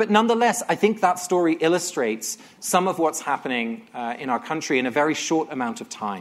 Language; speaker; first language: English; native; English